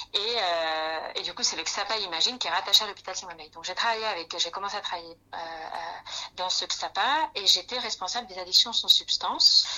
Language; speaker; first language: French; non-native, fluent; Spanish